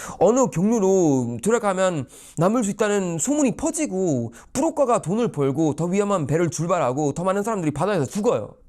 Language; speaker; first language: Korean; non-native, fluent; Swedish